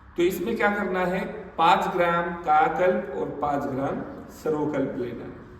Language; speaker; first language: Hindi; non-native, local second language; Marathi